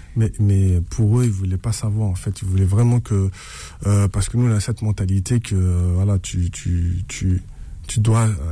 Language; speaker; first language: French; native; French